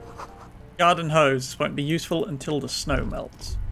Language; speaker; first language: English; native; English